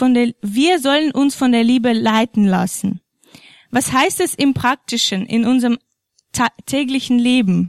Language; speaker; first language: German; non-native, fluent; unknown